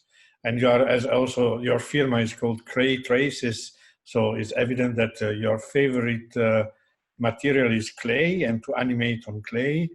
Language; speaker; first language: English; non-native, fluent; Italian